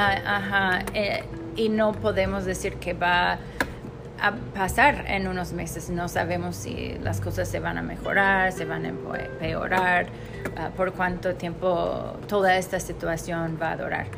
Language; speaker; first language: Spanish; non-native, fluent; English